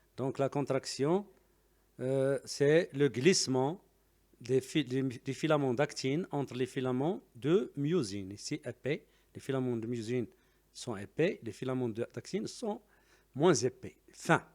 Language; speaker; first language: French; non-native, local second language; Arabic